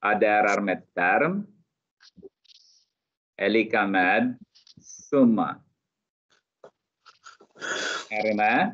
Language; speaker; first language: Swedish; non-native, fluent; Arabic